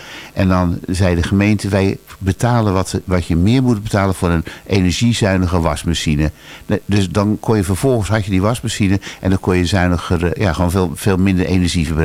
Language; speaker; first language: Dutch; native; Dutch